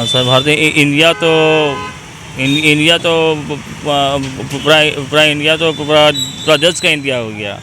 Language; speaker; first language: Hindi; non-native, local second language; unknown